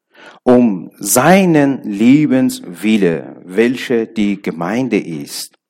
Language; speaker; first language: German; non-native, learner; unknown